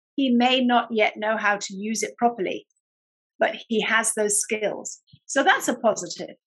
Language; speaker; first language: English; native; English